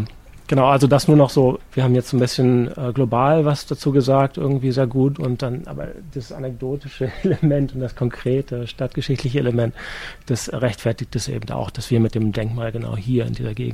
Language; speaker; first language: German; native; German